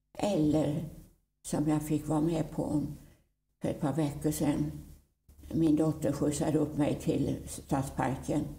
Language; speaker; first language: Swedish; native; Swedish